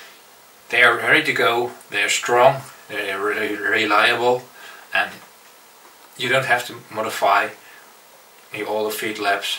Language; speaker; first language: English; non-native, fluent; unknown